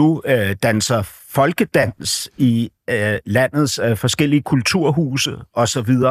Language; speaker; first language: Danish; native; Danish